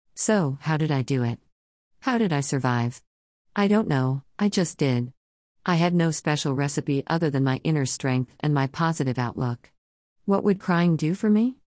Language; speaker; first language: English; non-native, local second language; Surigaonon